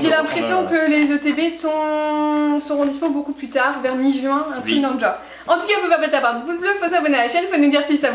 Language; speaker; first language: French; native; French